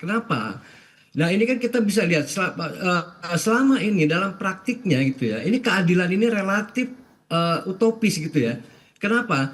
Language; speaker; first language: Indonesian; native; Indonesian